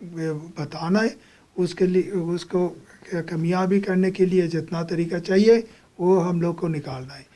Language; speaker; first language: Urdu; non-native, fluent; Bangla